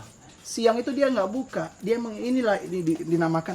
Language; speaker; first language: Indonesian; native; Indonesian